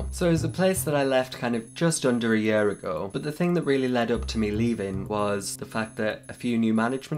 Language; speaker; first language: English; native; English